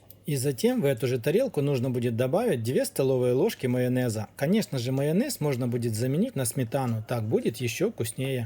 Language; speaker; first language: Russian; native; Russian